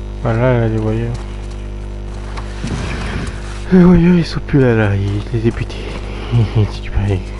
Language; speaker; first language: French; native; French